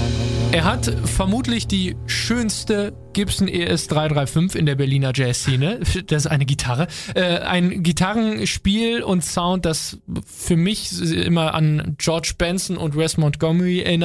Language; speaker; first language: German; native; German